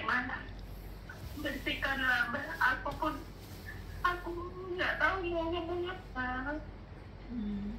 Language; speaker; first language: Indonesian; non-native, local second language; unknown